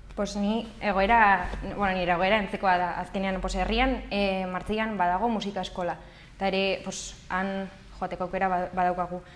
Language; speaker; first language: Basque; non-native, local second language; Spanish